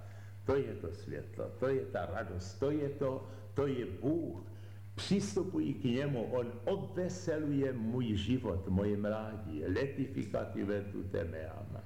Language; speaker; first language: Czech; native; Czech